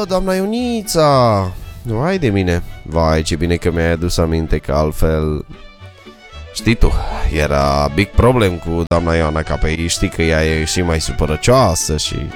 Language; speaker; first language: Romanian; native; Romanian